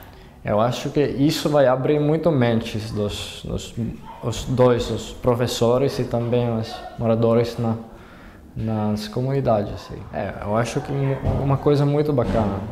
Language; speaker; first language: Portuguese; non-native, fluent; Finnish